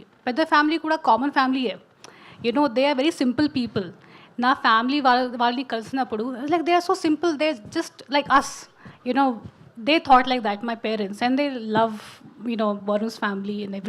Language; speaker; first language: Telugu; non-native, fluent; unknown